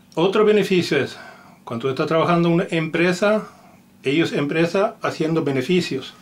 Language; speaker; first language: Spanish; non-native, learner; Finnish